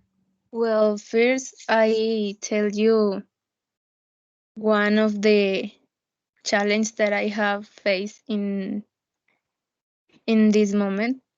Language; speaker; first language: English; non-native, learner; Spanish